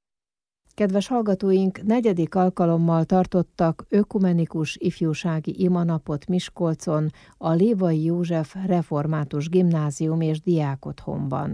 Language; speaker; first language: Hungarian; native; Hungarian